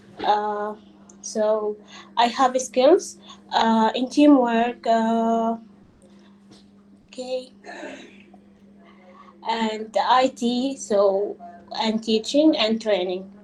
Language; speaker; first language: English; non-native, learner; Arabic